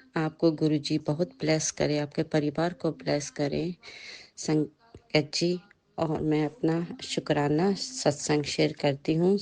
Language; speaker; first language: Hindi; native; Hindi